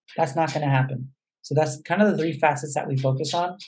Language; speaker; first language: English; native; English